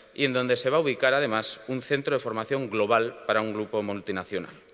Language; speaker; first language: Spanish; native; Spanish